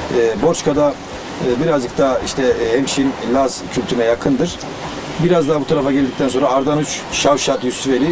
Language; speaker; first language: Turkish; native; Turkish